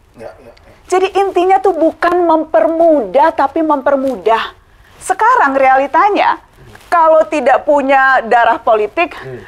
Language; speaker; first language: Indonesian; native; Indonesian